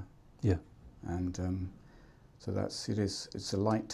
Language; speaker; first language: English; native; English